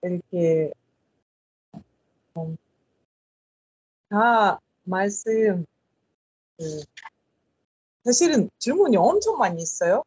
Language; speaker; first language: Korean; non-native, learner; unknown